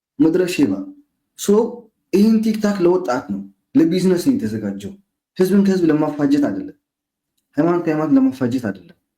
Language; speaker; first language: Amharic; non-native, local second language; Tigrinya